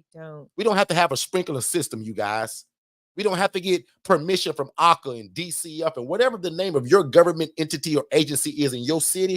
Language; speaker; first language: English; native; English